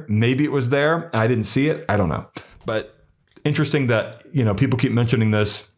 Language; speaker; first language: English; native; English